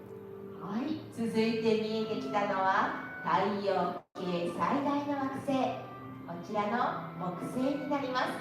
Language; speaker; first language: Japanese; native; Japanese